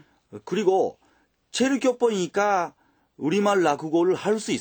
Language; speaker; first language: Korean; early bilingual, heritage; Japanese